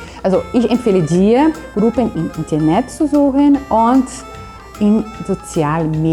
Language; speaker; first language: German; non-native, fluent; Portuguese